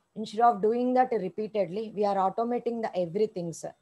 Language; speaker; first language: English; non-native, local second language; Telugu